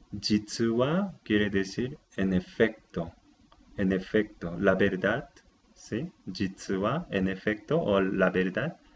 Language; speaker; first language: Spanish; non-native, fluent; Japanese